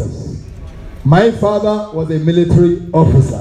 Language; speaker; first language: English; non-native, local second language; Hausa